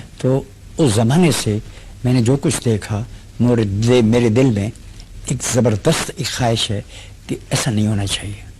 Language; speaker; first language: Urdu; non-native, local second language; Sindhi